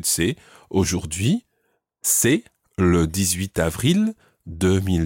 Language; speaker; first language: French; non-native, fluent; English